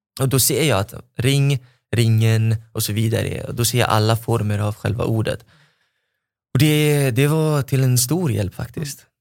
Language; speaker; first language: Swedish; non-native, fluent; Arabic